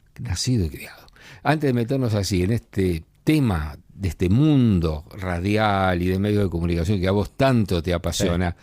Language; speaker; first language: Spanish; native; Spanish